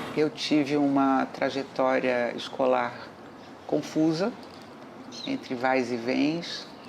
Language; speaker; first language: Portuguese; native; Portuguese